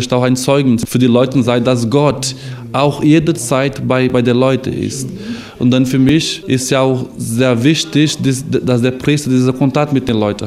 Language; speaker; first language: German; non-native, learner; Portuguese